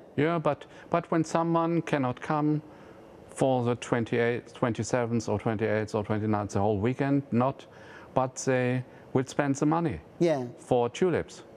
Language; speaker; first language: English; non-native, fluent; German